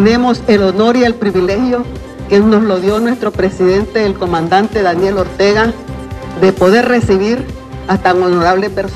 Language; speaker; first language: Spanish; native; Spanish